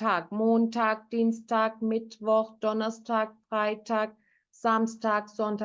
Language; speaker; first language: German; non-native, fluent; Turkish